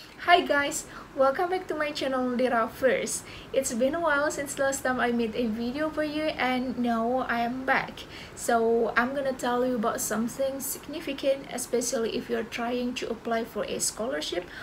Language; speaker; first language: English; non-native, fluent; Indonesian